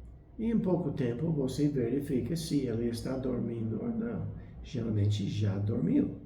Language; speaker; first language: Portuguese; non-native, fluent; English